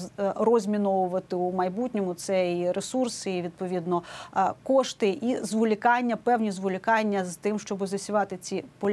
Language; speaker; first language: Ukrainian; native; Ukrainian